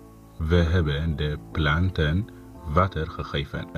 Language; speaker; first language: Dutch; non-native, fluent; Tigrinya